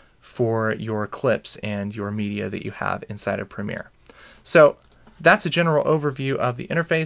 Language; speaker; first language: English; native; English